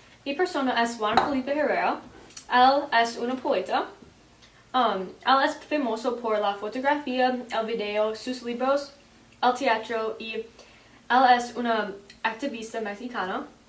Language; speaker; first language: Spanish; non-native, learner; English